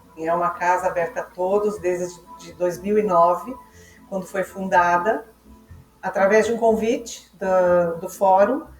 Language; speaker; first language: Portuguese; native; Portuguese